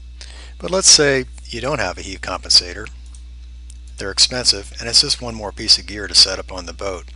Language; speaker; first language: English; native; English